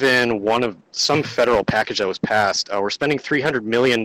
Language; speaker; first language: English; native; English